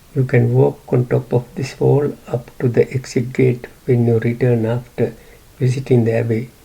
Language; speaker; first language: English; non-native, local second language; Sinhala